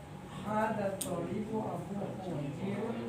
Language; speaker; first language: Arabic; non-native, learner; Indonesian